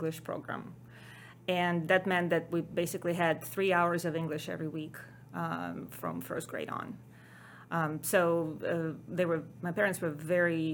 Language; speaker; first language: English; non-native, fluent; Ukrainian